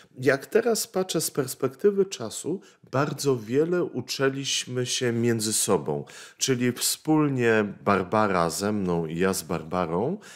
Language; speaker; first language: Polish; native; Polish